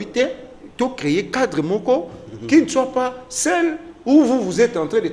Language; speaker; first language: French; non-native, local second language; Lingala